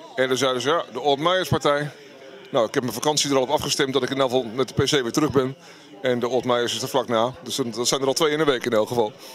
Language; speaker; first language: Dutch; native; Dutch